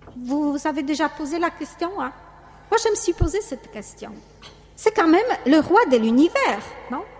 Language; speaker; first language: French; non-native, fluent; Polish